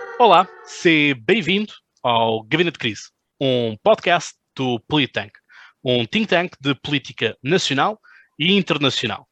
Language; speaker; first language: Portuguese; native; Portuguese